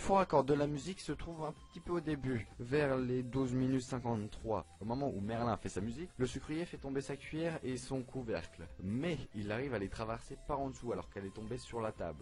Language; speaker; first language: French; native; French